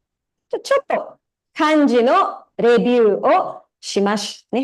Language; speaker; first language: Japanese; non-native, fluent; Tamil